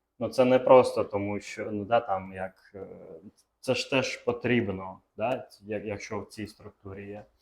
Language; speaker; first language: Ukrainian; non-native, local second language; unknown